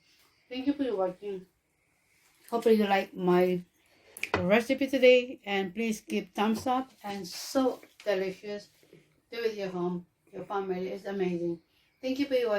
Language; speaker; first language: English; non-native, local second language; Filipino